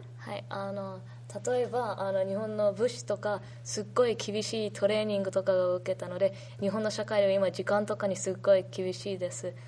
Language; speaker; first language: Japanese; early bilingual, heritage; Japanese